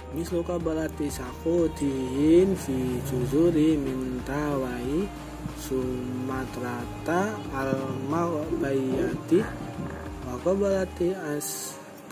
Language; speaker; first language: Arabic; non-native, learner; Indonesian